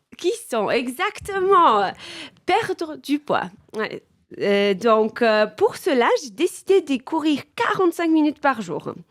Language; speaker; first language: French; non-native, fluent; Polish